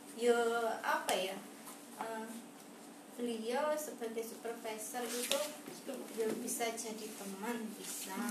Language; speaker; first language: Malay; non-native, local second language; Javanese